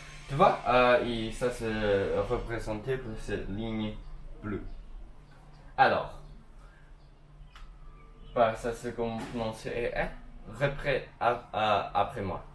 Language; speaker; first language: French; non-native, learner; Chinese